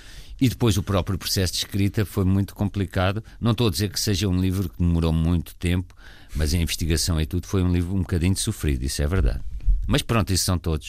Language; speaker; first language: Portuguese; native; Portuguese